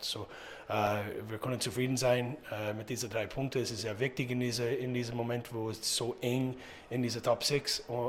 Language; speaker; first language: German; non-native, fluent; English